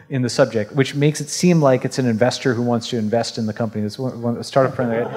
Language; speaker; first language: English; native; English